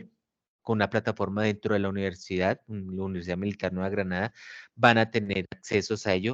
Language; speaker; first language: Spanish; native; Spanish